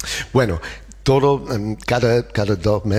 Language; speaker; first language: Spanish; non-native, learner; English